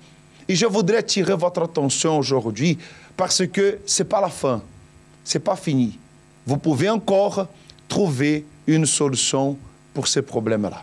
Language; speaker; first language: French; non-native, fluent; Portuguese